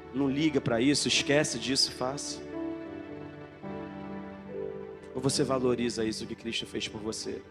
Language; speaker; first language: Portuguese; native; Portuguese